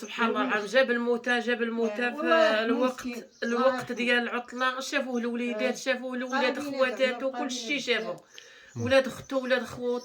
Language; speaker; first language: Arabic; native; Arabic